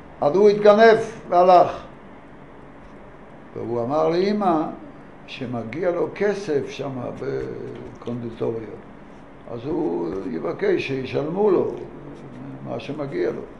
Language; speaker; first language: Hebrew; non-native, fluent; Yiddish